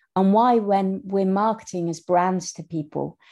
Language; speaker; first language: English; native; English